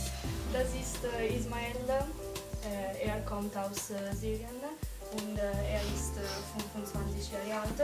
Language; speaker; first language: German; non-native, learner; Italian